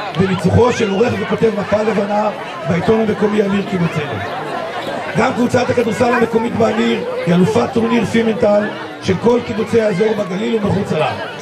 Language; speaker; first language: Hebrew; native; Hebrew